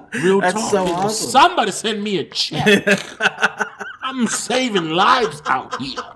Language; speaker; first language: English; non-native, local second language; Shona